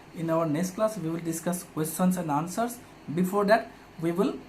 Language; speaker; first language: English; non-native, local second language; Assamese